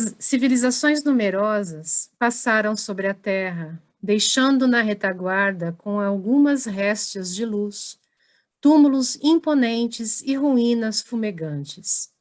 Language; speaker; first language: Portuguese; native; Portuguese